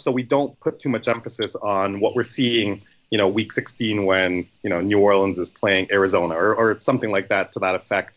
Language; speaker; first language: English; native; English